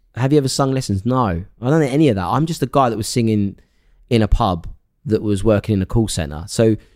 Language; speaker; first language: English; native; English